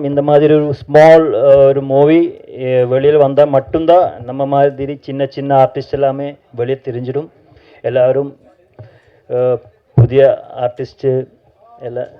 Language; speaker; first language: Tamil; non-native, learner; Malayalam